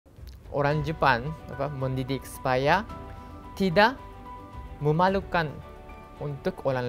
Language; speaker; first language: Indonesian; non-native, learner; Japanese